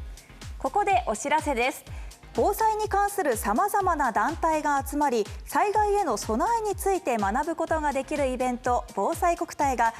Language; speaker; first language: Japanese; native; Japanese